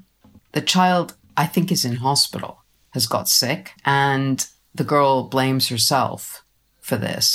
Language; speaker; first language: English; native; English